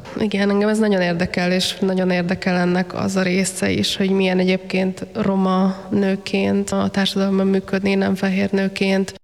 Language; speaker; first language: Hungarian; native; Hungarian